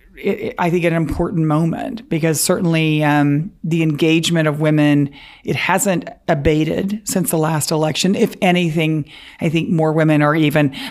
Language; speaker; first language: English; native; English